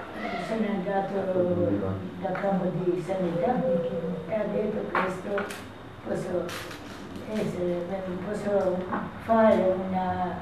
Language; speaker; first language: Italian; non-native, learner; Albanian